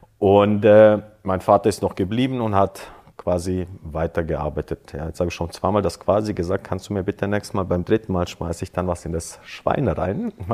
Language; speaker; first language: German; early bilingual, other home language; Croatian